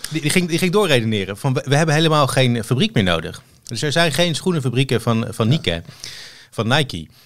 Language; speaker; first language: Dutch; native; Dutch